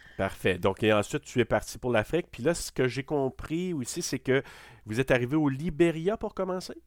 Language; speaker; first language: French; native; French